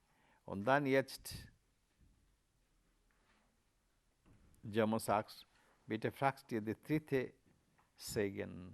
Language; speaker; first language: German; non-native, learner; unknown